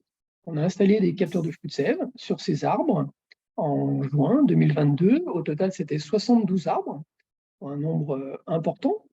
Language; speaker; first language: French; native; French